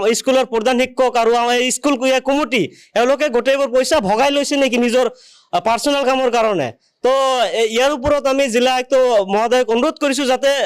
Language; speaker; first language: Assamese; non-native, local second language; Bangla